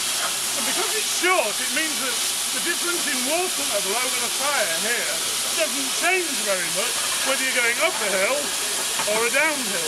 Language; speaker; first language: English; native; English